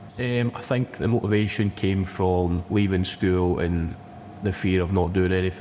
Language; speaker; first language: English; native; English